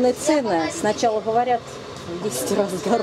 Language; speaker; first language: Russian; native; Russian